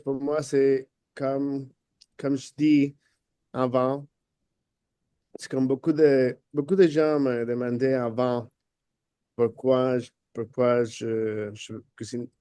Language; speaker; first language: French; non-native, fluent; Spanish